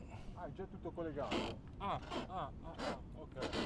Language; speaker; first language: Italian; native; Italian